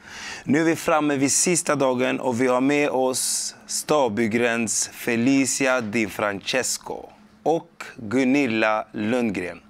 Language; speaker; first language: Swedish; native; Swedish